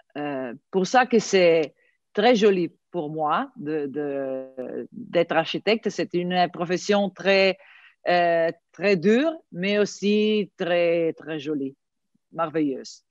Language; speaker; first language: French; non-native, fluent; Italian